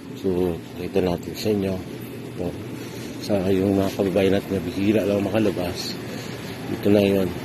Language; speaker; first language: Filipino; native; Filipino